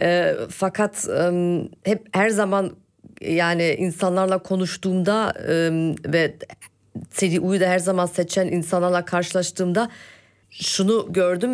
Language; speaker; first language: Turkish; early bilingual, heritage; Turkish